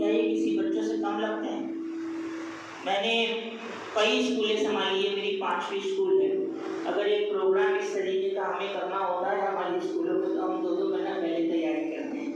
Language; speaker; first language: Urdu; non-native, local second language; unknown